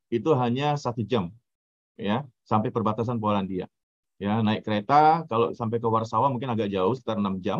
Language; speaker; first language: Indonesian; native; Indonesian